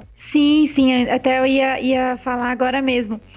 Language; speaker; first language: Portuguese; native; Portuguese